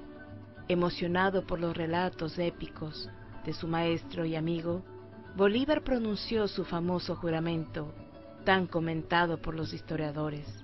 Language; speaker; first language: Spanish; native; Spanish